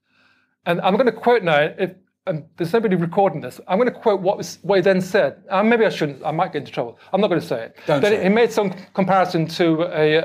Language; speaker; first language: English; native; English